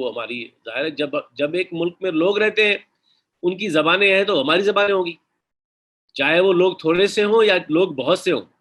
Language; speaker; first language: Urdu; non-native, local second language; Sindhi